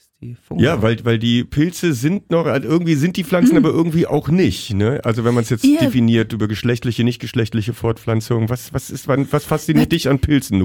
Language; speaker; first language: German; native; German